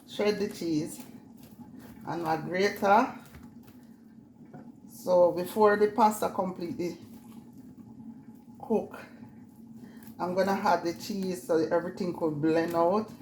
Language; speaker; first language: English; non-native, local second language; Jamaican Creole English